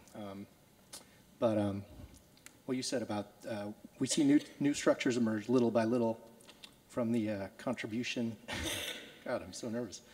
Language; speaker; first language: English; native; English